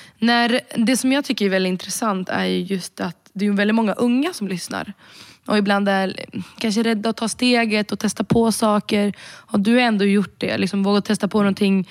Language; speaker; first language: Swedish; early bilingual, other home language; Romany